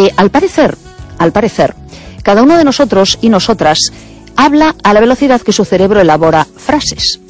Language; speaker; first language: Spanish; native; Spanish